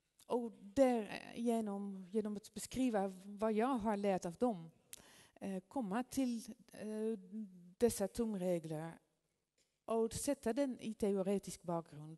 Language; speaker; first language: Swedish; non-native, fluent; Dutch